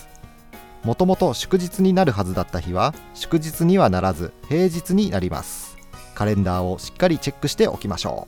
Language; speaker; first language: Japanese; native; Japanese